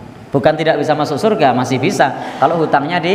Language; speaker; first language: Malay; non-native, local second language; Javanese